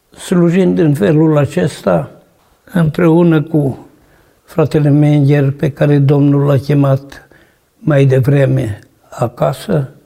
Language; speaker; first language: Romanian; native; Romanian